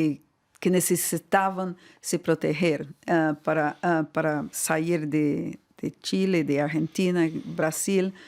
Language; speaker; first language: Spanish; non-native, fluent; Portuguese